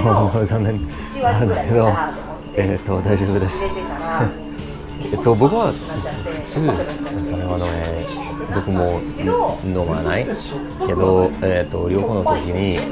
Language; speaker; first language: Japanese; non-native, learner; English